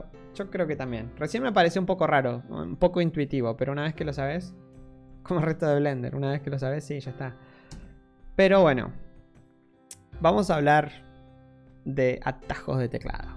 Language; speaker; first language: Spanish; native; Spanish